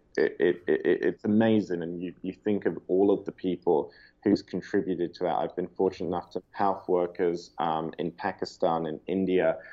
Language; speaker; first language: English; native; English